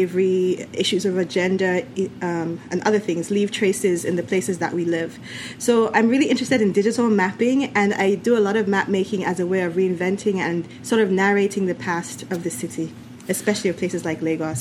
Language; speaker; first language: English; non-native, local second language; Yoruba